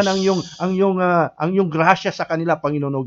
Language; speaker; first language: Filipino; native; Filipino